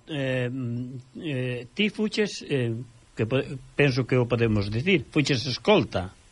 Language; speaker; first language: Galician; non-native, local second language; Spanish